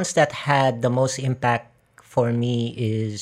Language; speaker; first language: English; non-native, local second language; Filipino